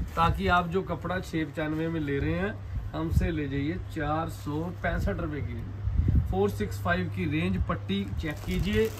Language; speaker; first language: Hindi; non-native, local second language; Punjabi